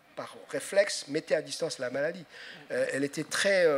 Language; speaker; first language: French; non-native, local second language; Somali